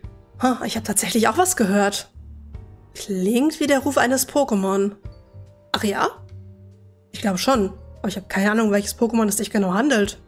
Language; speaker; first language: German; native; German